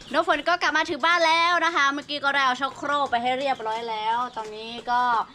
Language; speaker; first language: Thai; non-native, local second language; Lahu